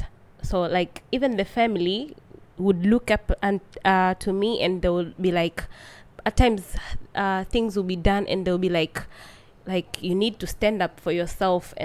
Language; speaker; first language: English; non-native, local second language; Swahili